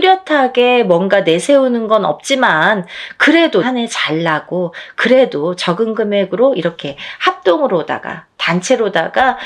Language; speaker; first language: Korean; native; Korean